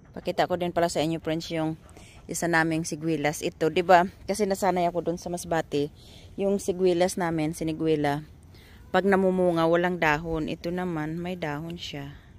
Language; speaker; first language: Filipino; non-native, local second language; Masbatenyo